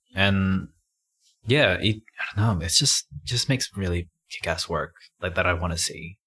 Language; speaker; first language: English; native; English